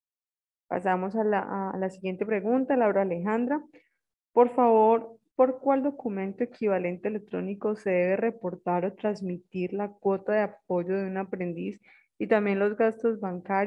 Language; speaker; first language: Spanish; native; Spanish